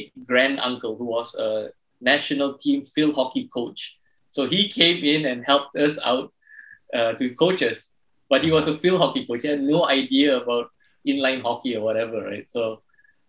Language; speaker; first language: English; non-native, local second language; Malay